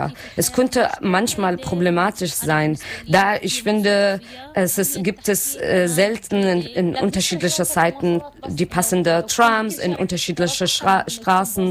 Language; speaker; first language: German; non-native, learner; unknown